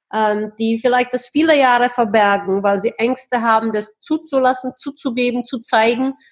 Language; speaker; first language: German; non-native, fluent; Czech